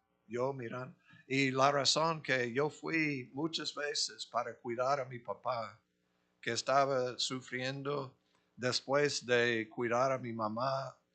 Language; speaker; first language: Spanish; non-native, fluent; English